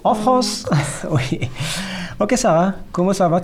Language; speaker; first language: French; non-native, learner; Persian